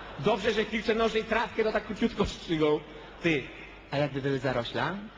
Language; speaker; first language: Polish; native; Polish